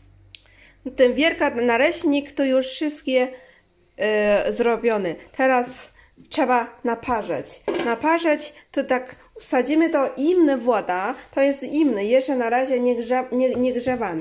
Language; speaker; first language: Polish; non-native, learner; Chinese